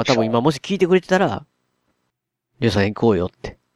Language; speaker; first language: Japanese; native; Japanese